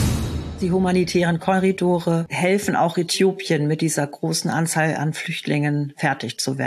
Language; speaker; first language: German; native; German